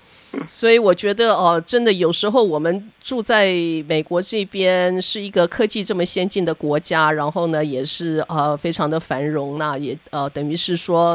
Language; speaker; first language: Chinese; native; Chinese